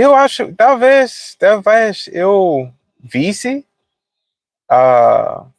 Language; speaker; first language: Portuguese; non-native, fluent; English